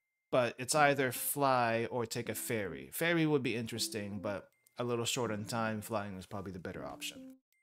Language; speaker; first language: English; native; English